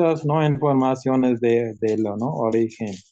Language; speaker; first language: Spanish; non-native, learner; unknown